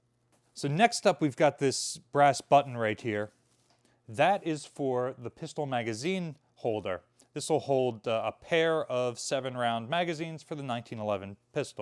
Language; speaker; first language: English; native; English